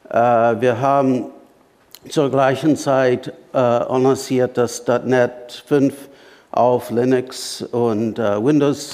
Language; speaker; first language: German; non-native, fluent; English